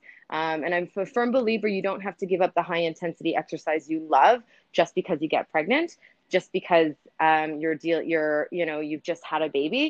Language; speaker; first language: English; native; English